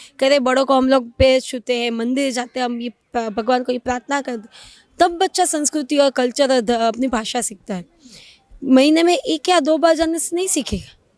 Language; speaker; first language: Hindi; non-native, local second language; Gujarati